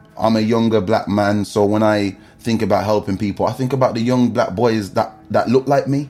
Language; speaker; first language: English; native; English